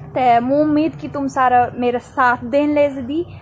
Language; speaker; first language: Hindi; native; Hindi